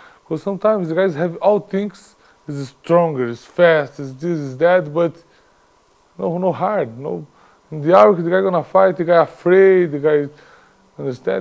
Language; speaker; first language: English; non-native, learner; Portuguese